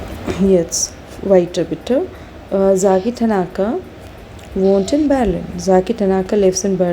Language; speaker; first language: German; non-native, learner; Hindi